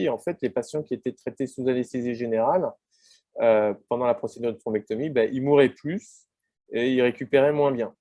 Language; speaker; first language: French; native; French